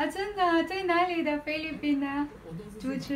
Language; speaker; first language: Chinese; non-native, learner; Filipino